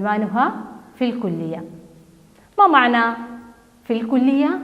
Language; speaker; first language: Arabic; non-native, fluent; Malayalam